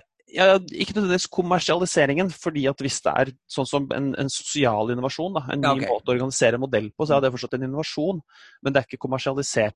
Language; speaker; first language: Norwegian; native; Norwegian